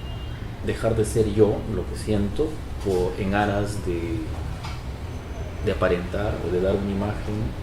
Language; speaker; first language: Spanish; native; Spanish